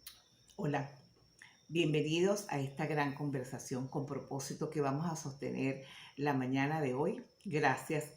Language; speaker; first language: Spanish; native; Spanish